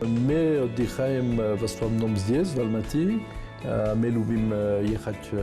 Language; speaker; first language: Russian; non-native, fluent; French